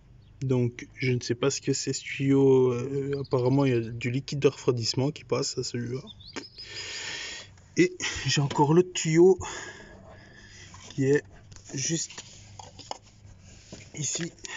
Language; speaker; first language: French; native; French